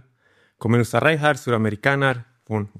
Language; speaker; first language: German; non-native, learner; Spanish